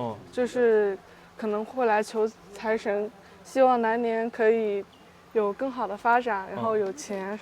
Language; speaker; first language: Chinese; native; Chinese